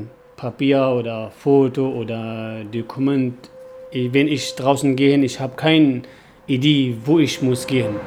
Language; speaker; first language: German; non-native, learner; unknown